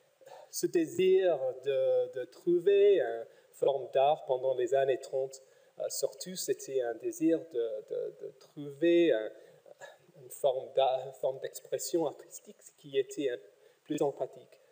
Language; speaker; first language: French; non-native, fluent; English